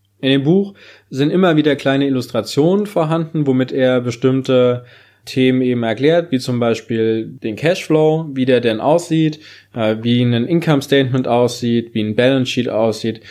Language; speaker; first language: German; native; German